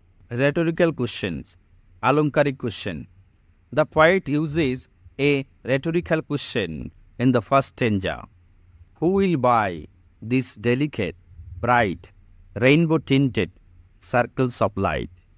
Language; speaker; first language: English; non-native, local second language; Bangla